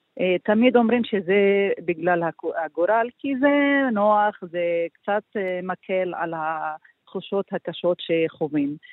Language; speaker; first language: Hebrew; non-native, local second language; Arabic